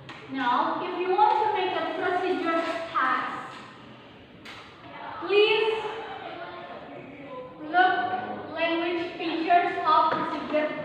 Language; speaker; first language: English; non-native, learner; Indonesian